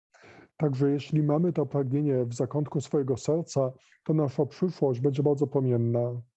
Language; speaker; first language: Polish; native; Polish